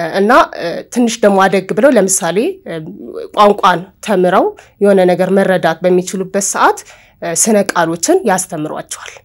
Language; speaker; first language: Amharic; non-native, local second language; Oromo